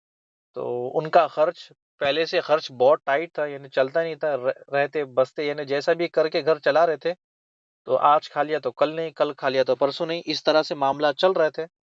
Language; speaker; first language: Urdu; native; Urdu